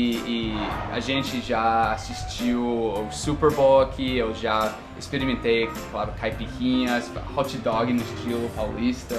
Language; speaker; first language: Portuguese; non-native, fluent; English